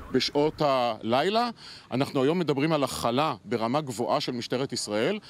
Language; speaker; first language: Hebrew; native; Hebrew